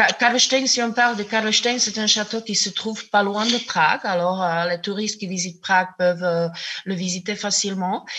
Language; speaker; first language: French; non-native, fluent; Czech